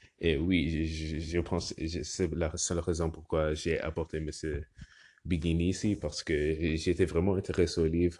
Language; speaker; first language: French; non-native, learner; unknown